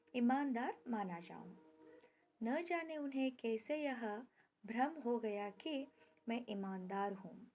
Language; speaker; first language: Hindi; non-native, local second language; Kannada